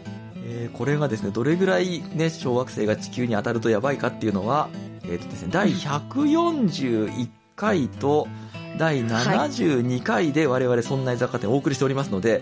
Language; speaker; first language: Japanese; native; Japanese